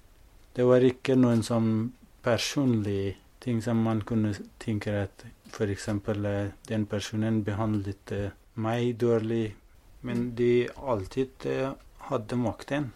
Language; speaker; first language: Norwegian; non-native, fluent; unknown